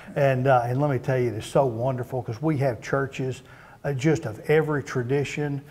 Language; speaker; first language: English; native; English